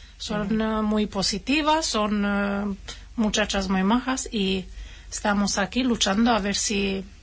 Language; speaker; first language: Spanish; non-native, fluent; Romanian